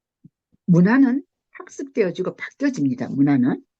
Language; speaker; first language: Korean; native; Korean